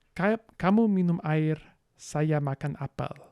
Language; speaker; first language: Indonesian; non-native, learner; English